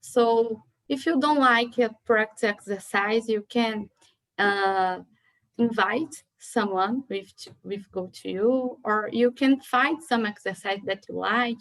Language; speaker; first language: English; non-native, learner; Portuguese